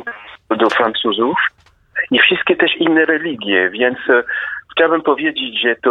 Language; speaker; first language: Polish; non-native, fluent; French